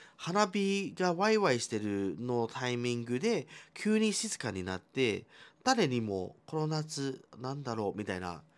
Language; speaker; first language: Japanese; non-native, fluent; Chinese